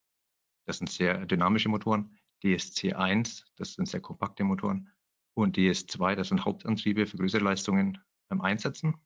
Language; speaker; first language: German; native; German